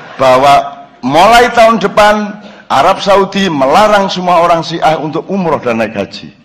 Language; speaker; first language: Indonesian; non-native, local second language; Javanese